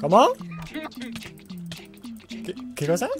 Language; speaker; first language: Spanish; native; Spanish